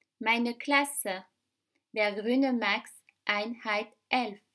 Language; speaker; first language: German; non-native, fluent; French